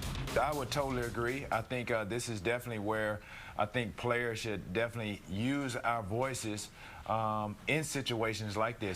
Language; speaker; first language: English; native; English